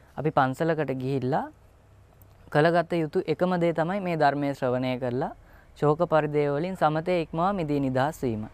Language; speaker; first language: Sinhala; native; Sinhala